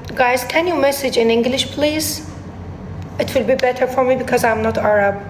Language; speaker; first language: English; non-native, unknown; Azerbaijani